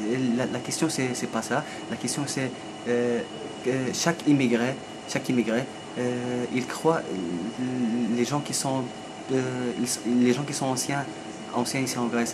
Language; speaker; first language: French; non-native, learner; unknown